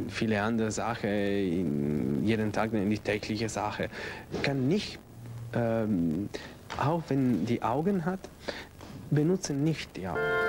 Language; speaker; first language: German; non-native, learner; Italian